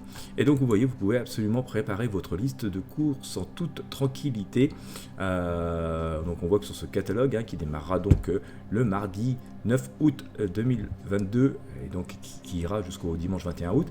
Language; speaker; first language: French; native; French